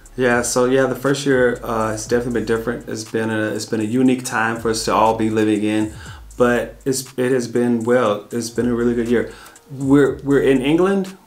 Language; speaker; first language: English; native; English